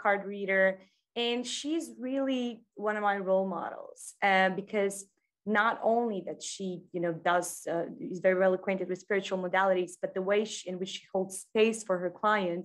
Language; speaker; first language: English; non-native, fluent; Croatian